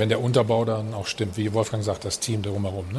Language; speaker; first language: German; native; German